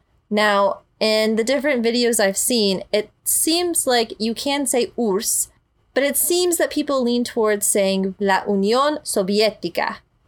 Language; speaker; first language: English; native; English